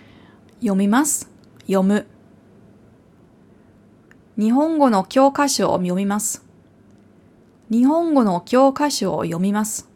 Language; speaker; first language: Japanese; non-native, fluent; German